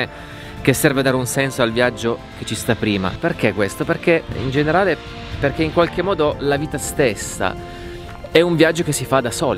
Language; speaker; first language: Italian; native; Italian